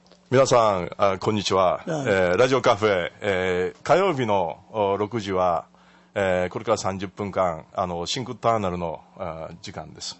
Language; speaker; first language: Japanese; native; Japanese